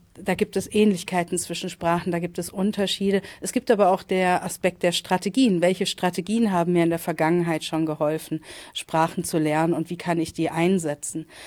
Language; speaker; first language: German; native; German